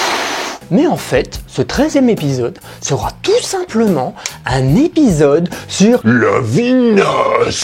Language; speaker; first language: French; native; French